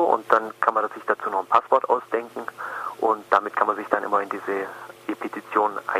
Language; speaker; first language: German; native; German